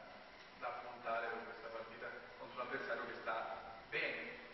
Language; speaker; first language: Italian; native; Italian